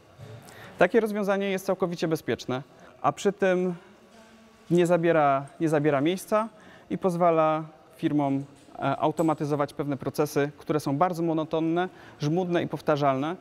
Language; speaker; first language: Polish; native; Polish